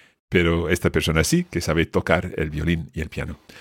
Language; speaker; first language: Spanish; non-native, fluent; English